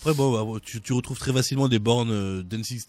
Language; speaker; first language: French; native; French